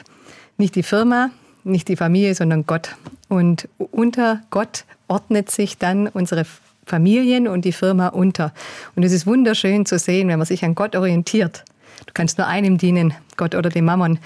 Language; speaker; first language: German; native; German